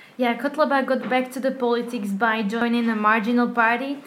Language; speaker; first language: English; non-native, fluent; Slovak